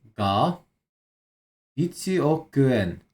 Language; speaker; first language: Japanese; non-native, learner; English